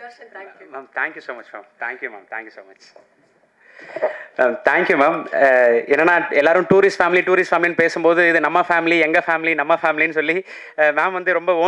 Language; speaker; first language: Tamil; native; Tamil